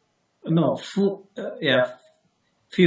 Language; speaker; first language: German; non-native, learner; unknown